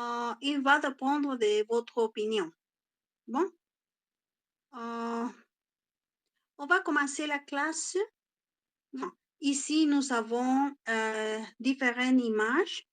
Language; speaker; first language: French; non-native, learner; Spanish